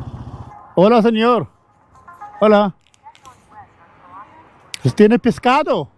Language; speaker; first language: Spanish; non-native, learner; Urdu